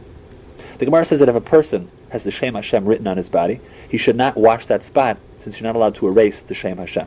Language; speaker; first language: English; native; English